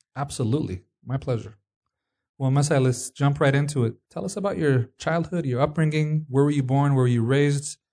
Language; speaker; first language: English; non-native, fluent; Amharic